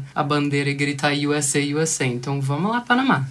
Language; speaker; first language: Portuguese; non-native, fluent; English